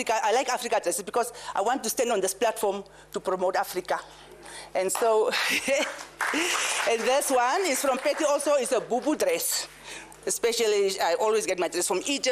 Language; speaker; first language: English; non-native, local second language; Dutch